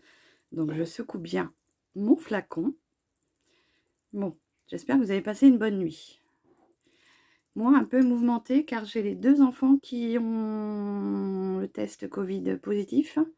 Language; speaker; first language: French; native; French